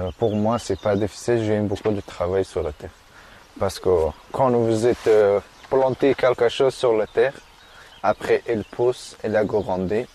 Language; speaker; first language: French; non-native, learner; Persian